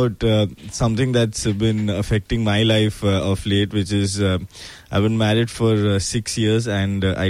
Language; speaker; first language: English; non-native, local second language; Bangla